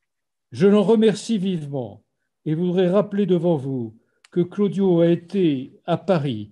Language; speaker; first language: French; native; French